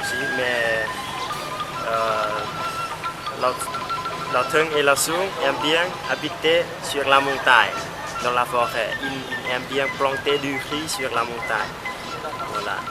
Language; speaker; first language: French; non-native, learner; Lao